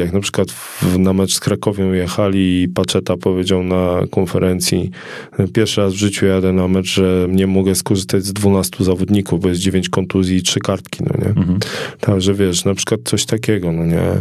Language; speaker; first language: Polish; native; Polish